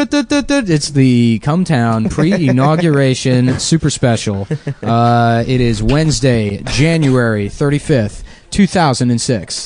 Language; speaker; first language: English; native; English